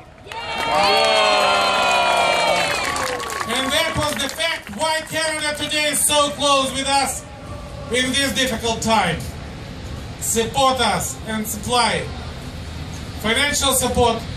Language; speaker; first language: English; non-native, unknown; Ukrainian